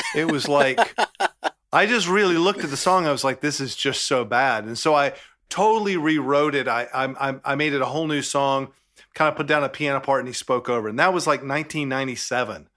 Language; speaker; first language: English; native; English